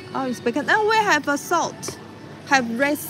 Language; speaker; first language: English; non-native, learner; Chinese